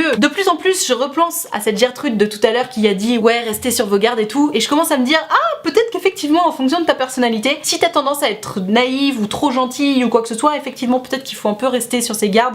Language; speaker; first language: French; native; French